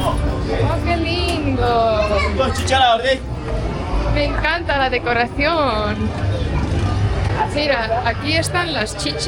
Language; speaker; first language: Spanish; non-native, fluent; Estonian